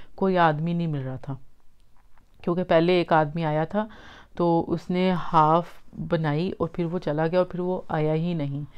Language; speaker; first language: Urdu; native; Urdu